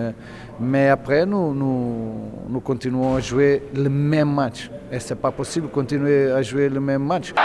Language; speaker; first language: French; non-native, learner; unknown